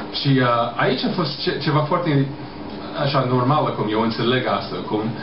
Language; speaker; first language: Romanian; non-native, fluent; English